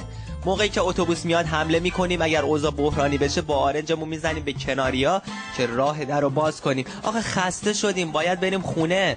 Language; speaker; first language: Persian; native; Persian